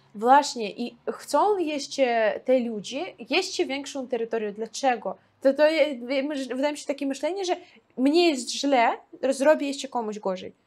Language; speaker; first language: Polish; non-native, fluent; Russian